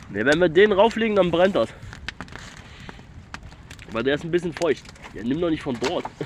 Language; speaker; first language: German; native; German